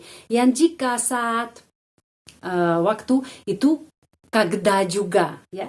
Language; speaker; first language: Indonesian; non-native, fluent; Russian